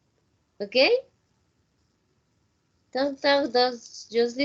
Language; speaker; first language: English; non-native, fluent; Spanish